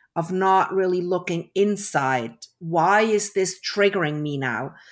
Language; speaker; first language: English; early bilingual, other home language; German